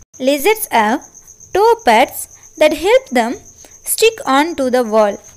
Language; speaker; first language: English; non-native, local second language; Tamil